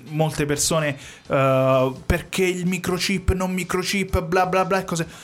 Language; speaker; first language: Italian; native; Italian